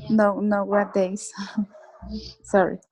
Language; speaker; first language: English; non-native, learner; Spanish